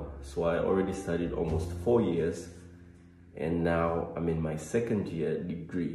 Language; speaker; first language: English; non-native, local second language; Swahili